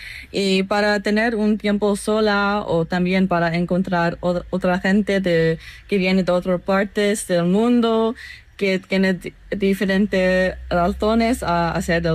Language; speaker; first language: Spanish; non-native, learner; English